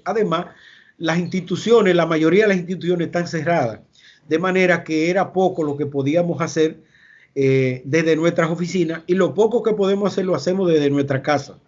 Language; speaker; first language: Spanish; native; Spanish